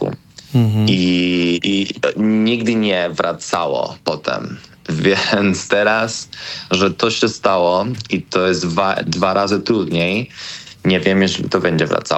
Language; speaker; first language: Polish; non-native, learner; Spanish